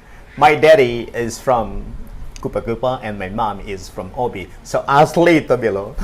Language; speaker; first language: English; non-native, learner; Indonesian